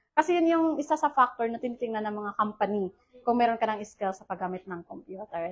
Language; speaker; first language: Filipino; native; Filipino